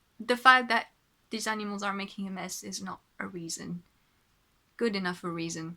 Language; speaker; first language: English; non-native, fluent; French